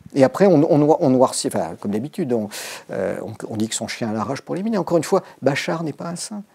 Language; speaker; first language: French; native; French